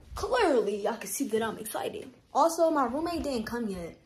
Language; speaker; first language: English; native; English